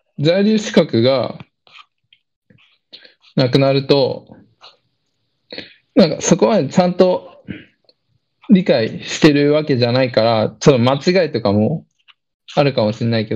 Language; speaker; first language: Japanese; early bilingual, other home language; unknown